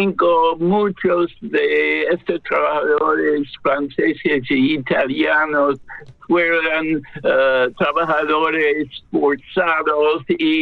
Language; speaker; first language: Spanish; non-native, fluent; English